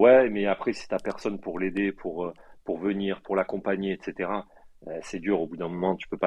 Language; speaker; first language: French; native; French